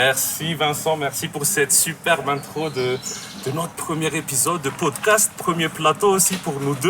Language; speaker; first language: French; native; French